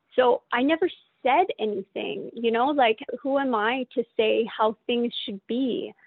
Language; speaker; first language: English; native; English